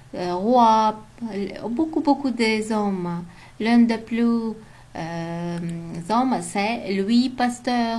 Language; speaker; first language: French; non-native, learner; Uzbek